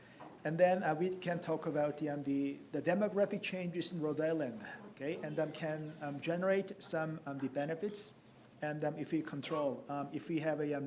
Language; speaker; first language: English; non-native, fluent; Korean